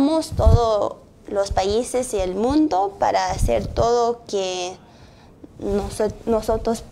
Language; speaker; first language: Spanish; early bilingual, heritage; English